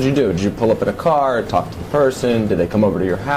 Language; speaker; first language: English; native; English